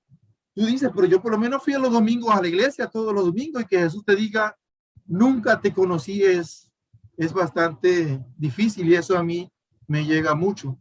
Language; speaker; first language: Spanish; native; Spanish